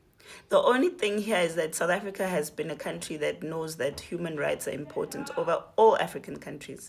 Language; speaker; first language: English; non-native, local second language; Zulu